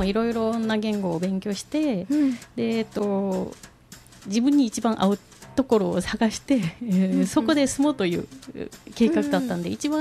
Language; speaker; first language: Japanese; non-native, fluent; Korean